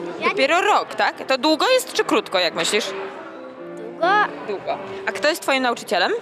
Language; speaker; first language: Polish; native; Polish